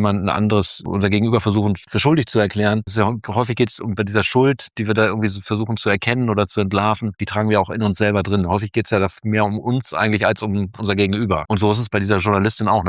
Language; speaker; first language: German; native; German